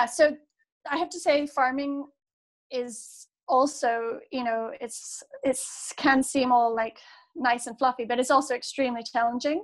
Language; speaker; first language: English; native; English